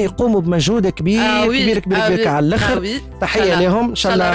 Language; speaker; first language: Arabic; native; Arabic